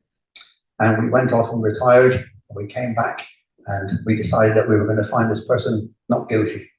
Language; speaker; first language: English; native; English